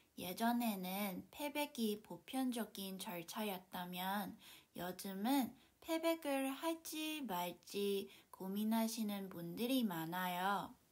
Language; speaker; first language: Korean; non-native, fluent; Cantonese